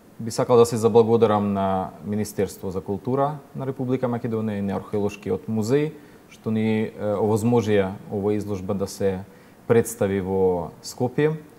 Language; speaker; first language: Macedonian; non-native, fluent; Ukrainian